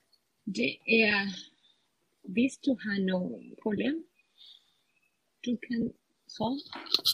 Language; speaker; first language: Danish; non-native, learner; Spanish